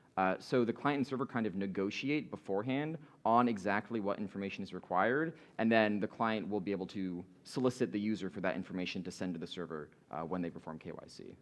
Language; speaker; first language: English; native; English